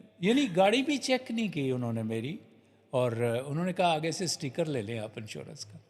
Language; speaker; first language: Urdu; non-native, local second language; Punjabi